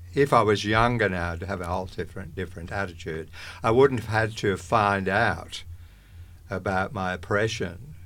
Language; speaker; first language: English; native; English